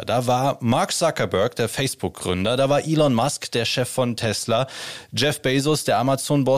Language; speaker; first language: German; native; German